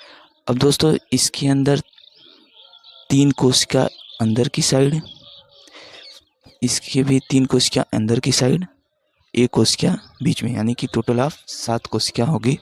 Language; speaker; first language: Hindi; native; Hindi